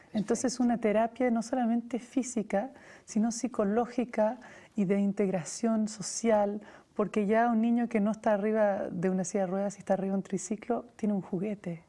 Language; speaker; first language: Spanish; native; Spanish